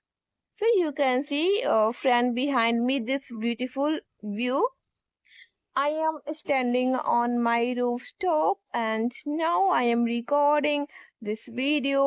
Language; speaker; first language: English; non-native, learner; Hindi